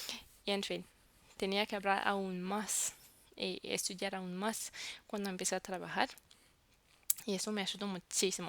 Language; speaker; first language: Spanish; non-native, fluent; French